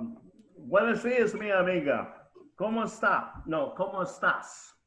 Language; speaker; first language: Spanish; non-native, learner; English